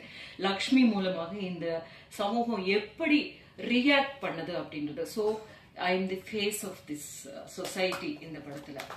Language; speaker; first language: Tamil; native; Tamil